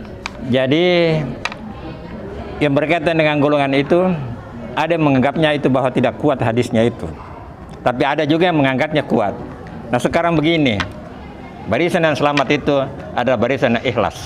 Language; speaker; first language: Indonesian; native; Indonesian